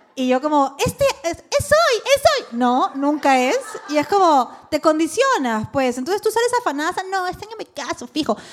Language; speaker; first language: Spanish; native; Spanish